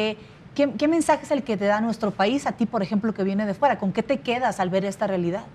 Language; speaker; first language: Spanish; native; Spanish